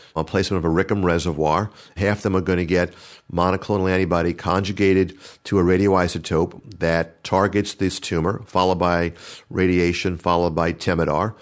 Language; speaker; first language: English; native; English